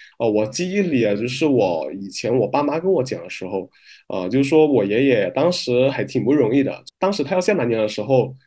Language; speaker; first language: Chinese; non-native, fluent; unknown